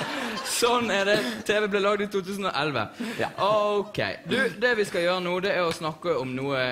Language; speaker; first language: Norwegian; native; Norwegian